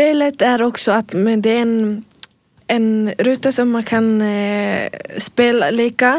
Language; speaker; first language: Swedish; early bilingual, other home language; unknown